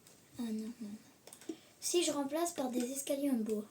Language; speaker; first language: French; native; French